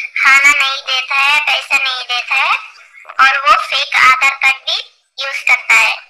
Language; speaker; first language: Hindi; non-native, learner; Bangla